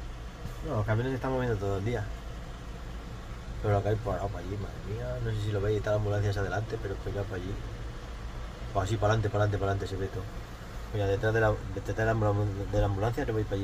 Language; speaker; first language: Spanish; native; Spanish